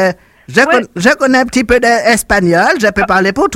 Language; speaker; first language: French; native; French